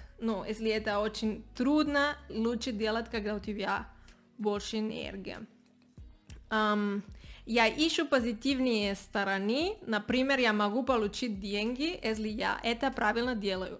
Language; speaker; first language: Russian; non-native, learner; Spanish